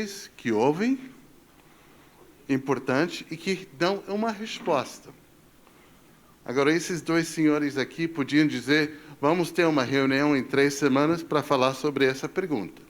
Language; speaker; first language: Portuguese; non-native, fluent; English